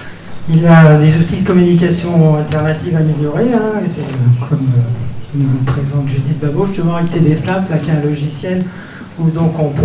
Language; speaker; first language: French; native; French